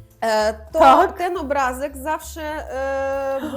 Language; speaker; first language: Polish; non-native, fluent; Russian